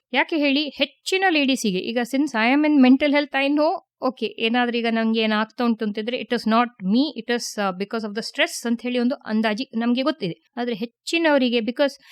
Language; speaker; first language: Kannada; native; Kannada